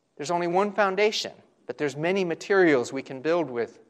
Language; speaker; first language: English; native; English